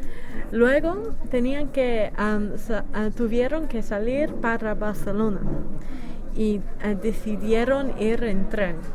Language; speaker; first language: Spanish; non-native, learner; English